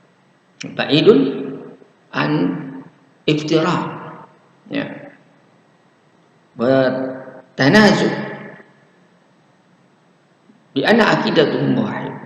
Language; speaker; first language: Arabic; non-native, fluent; Indonesian